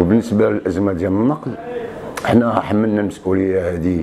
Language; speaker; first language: Arabic; native; Arabic